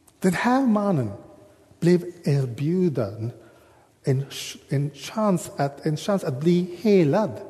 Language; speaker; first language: Swedish; non-native, fluent; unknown